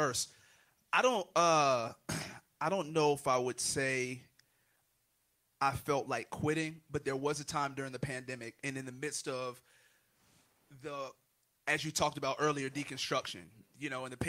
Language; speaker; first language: English; native; English